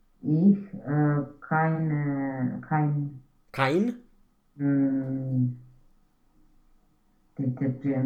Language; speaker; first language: German; non-native, learner; Romanian